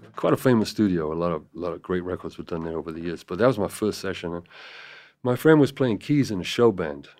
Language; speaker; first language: English; native; English